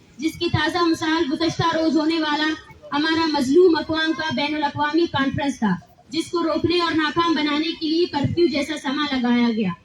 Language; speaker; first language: Urdu; non-native, local second language; Baluchi